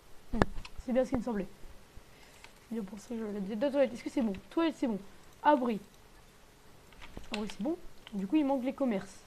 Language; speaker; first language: French; native; French